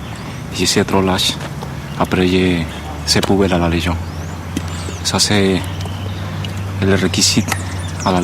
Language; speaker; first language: French; non-native, learner; Spanish